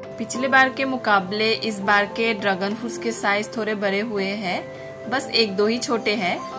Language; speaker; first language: Hindi; non-native, local second language; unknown